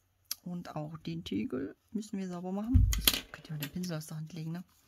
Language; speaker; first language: German; native; German